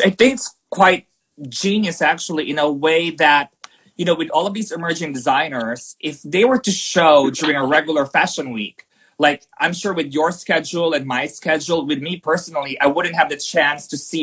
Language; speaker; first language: English; non-native, local second language; Filipino